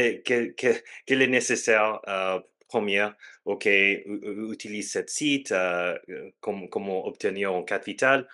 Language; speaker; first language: French; non-native, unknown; English